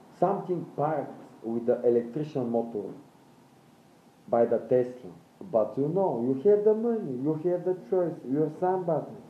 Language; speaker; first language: English; non-native, learner; Bulgarian